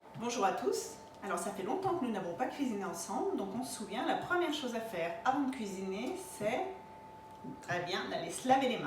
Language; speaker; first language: French; native; French